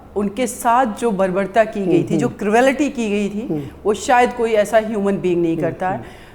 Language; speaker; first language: Hindi; native; Hindi